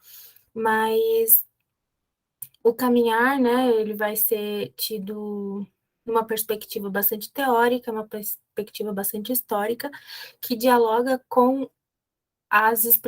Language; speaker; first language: Portuguese; native; Portuguese